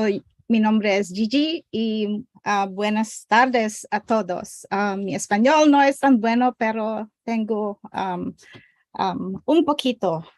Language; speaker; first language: Spanish; non-native, learner; English